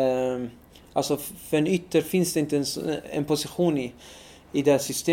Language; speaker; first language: Swedish; early bilingual, other home language; Arabic